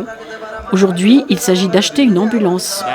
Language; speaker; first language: French; native; French